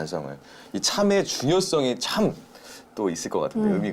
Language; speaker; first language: Korean; native; Korean